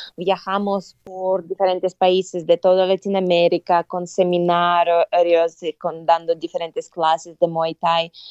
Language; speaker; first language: Spanish; non-native, fluent; Russian